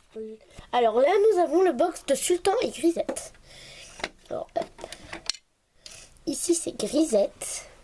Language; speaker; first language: French; native; French